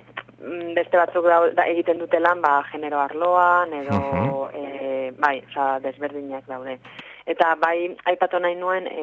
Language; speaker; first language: Basque; non-native, local second language; Spanish